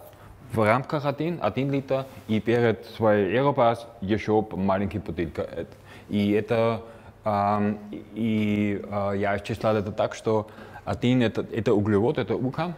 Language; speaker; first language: Russian; non-native, fluent; German